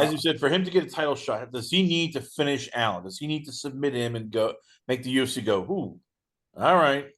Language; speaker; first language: English; native; English